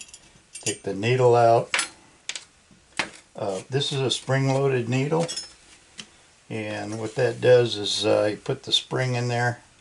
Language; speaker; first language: English; native; English